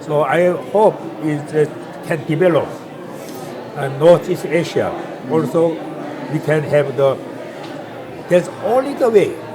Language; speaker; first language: English; non-native, learner; Korean